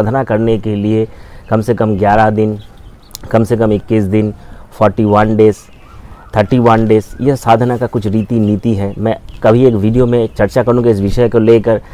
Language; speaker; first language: Hindi; non-native, local second language; Bangla